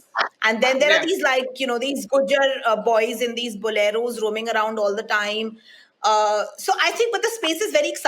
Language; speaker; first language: English; non-native, local second language; Hindi